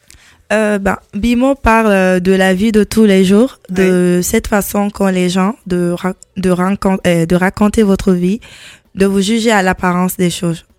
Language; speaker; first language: French; non-native, local second language; Mandingo